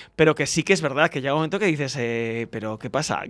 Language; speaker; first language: Spanish; native; Spanish